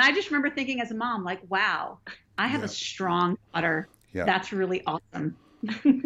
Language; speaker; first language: English; native; English